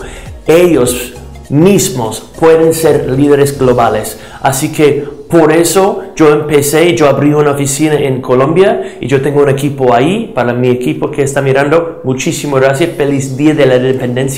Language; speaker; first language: Spanish; non-native, fluent; English